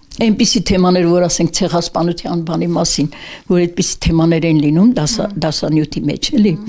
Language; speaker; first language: Armenian; native; Armenian